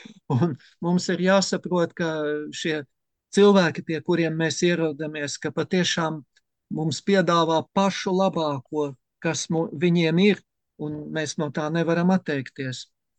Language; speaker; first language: Latvian; native; Latvian